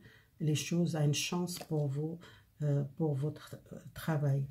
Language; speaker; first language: French; non-native, learner; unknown